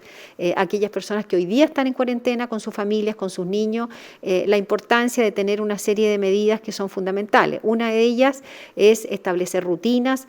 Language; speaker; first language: Spanish; native; Spanish